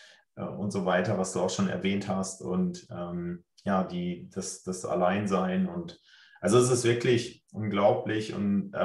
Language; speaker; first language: German; native; German